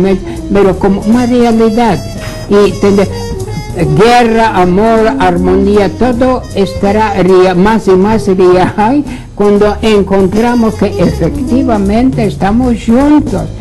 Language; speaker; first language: Portuguese; non-native, fluent; Latvian